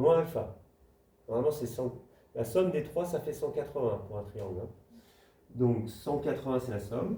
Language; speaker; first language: French; native; French